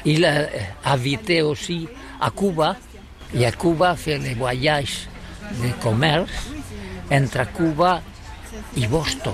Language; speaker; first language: French; non-native, learner; Catalan